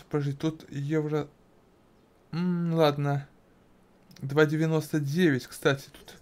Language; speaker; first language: Russian; native; Russian